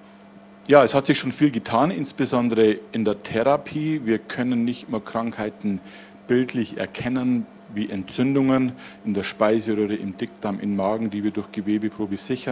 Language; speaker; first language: German; native; German